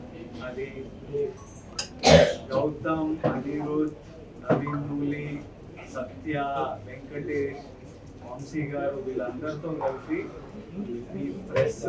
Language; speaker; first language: Telugu; native; Telugu